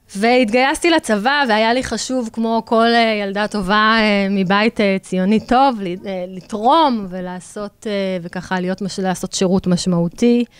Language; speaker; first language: Hebrew; native; Hebrew